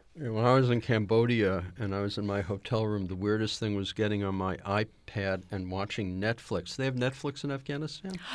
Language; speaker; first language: English; native; English